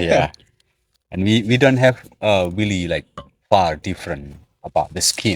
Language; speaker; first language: English; non-native, learner; Indonesian